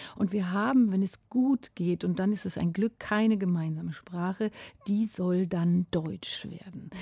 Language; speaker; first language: German; native; German